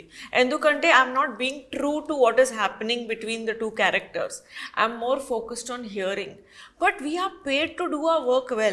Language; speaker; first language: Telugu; non-native, fluent; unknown